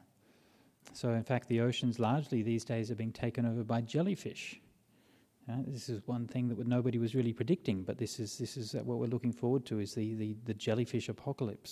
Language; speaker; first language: English; native; English